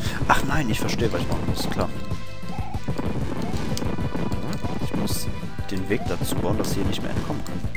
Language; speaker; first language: German; native; German